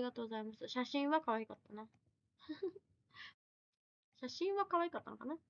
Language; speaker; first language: Japanese; native; Japanese